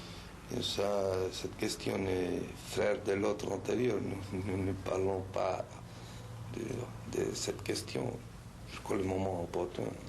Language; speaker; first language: French; non-native, fluent; Spanish